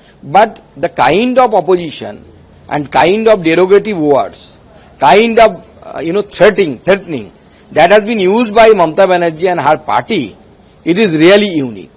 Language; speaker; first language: English; non-native, local second language; Bangla